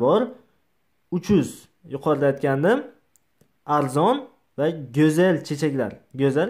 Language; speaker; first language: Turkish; non-native, learner; Uzbek